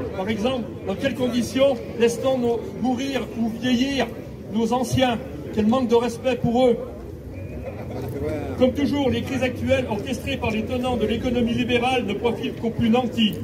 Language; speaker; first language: French; native; French